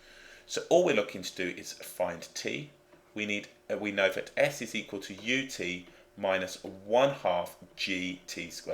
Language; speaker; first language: English; native; English